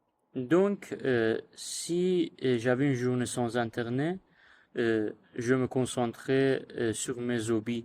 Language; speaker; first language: French; non-native, learner; Persian